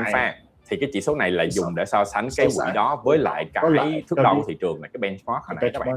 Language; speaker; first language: Vietnamese; native; Vietnamese